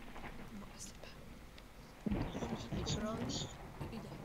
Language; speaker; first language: Polish; native; Polish